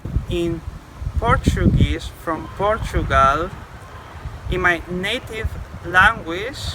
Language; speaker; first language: English; non-native, fluent; Portuguese